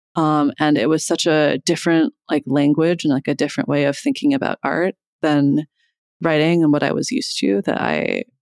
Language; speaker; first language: English; native; English